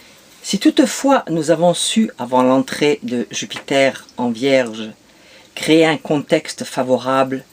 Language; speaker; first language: French; native; French